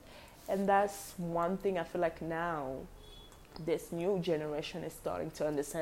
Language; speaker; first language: English; non-native, local second language; French